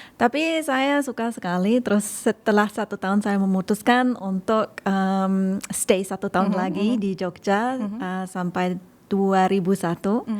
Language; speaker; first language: Indonesian; non-native, fluent; German